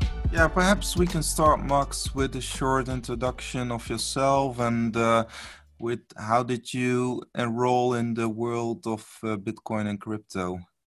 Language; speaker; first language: English; non-native, fluent; Dutch